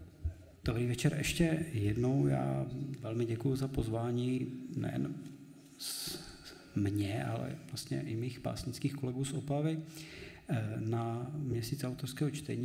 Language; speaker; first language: Czech; native; Czech